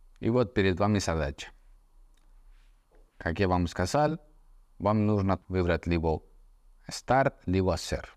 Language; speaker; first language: Russian; non-native, fluent; Spanish